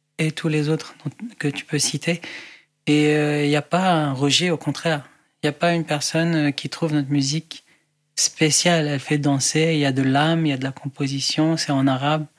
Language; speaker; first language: French; non-native, local second language; Arabic